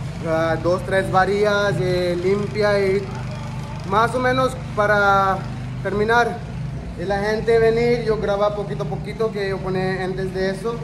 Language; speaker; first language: Spanish; non-native, learner; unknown